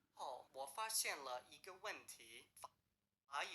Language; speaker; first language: Chinese; non-native, learner; English